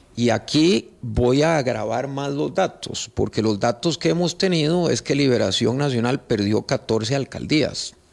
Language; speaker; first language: Spanish; native; Spanish